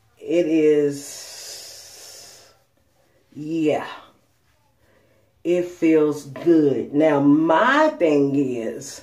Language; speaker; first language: English; native; English